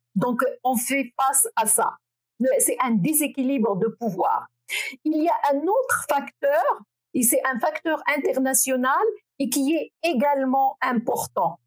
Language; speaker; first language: French; non-native, local second language; Arabic